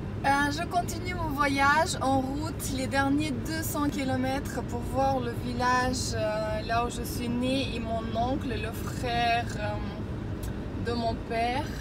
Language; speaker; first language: French; non-native, fluent; Russian